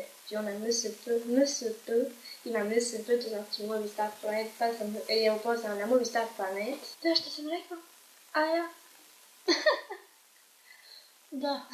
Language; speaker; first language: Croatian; early bilingual, heritage; Croatian